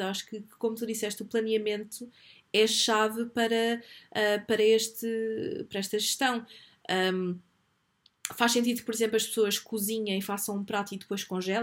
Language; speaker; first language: Portuguese; native; Portuguese